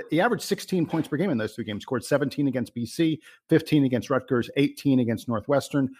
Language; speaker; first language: English; native; English